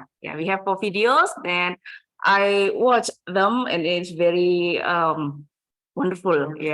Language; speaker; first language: English; non-native, fluent; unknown